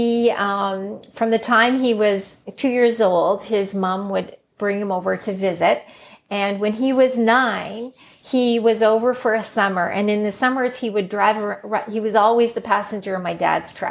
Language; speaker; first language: English; native; English